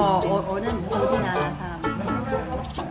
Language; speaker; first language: Korean; non-native, learner; Cantonese